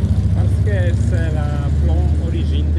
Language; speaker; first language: French; non-native, learner; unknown